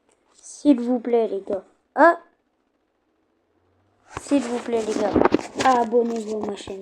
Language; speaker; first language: French; native; French